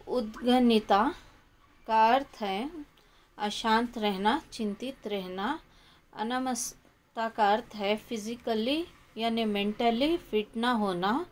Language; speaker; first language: Hindi; non-native, local second language; Kannada